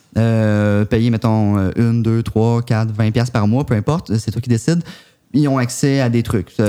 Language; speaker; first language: French; native; French